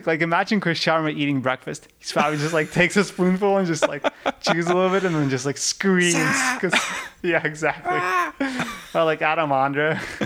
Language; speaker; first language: English; early bilingual, other home language; Russian